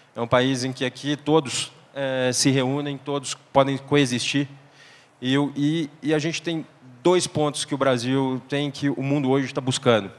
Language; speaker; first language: Portuguese; native; Portuguese